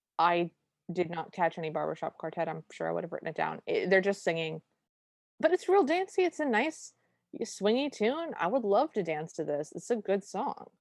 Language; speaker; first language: English; native; English